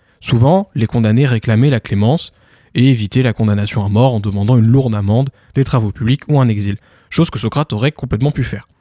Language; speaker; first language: French; native; French